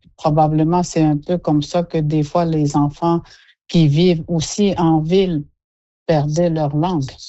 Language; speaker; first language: French; non-native, local second language; Innu-aimun